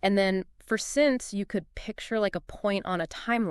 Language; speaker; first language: English; native; English